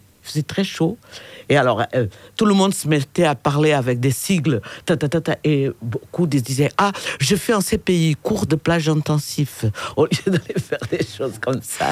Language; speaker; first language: French; non-native, fluent; Portuguese